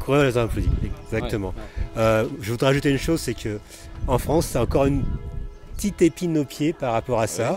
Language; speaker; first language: French; native; French